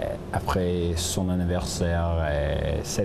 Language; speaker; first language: French; non-native, learner; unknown